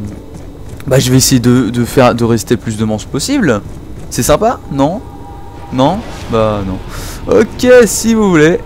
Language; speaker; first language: French; native; French